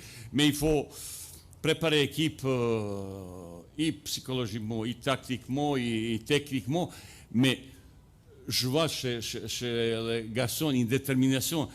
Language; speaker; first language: French; non-native, fluent; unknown